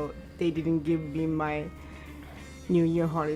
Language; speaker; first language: English; non-native, learner; Japanese